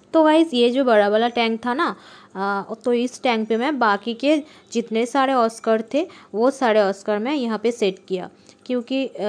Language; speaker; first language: Hindi; non-native, local second language; Bangla